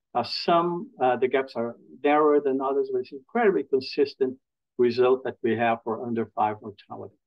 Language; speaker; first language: English; non-native, fluent; Portuguese